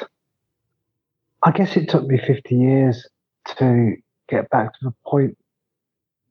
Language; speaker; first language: English; native; English